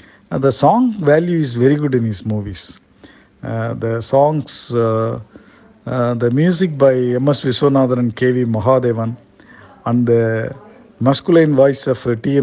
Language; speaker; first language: English; non-native, local second language; Tamil